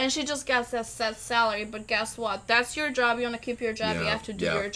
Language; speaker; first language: English; non-native, fluent; Albanian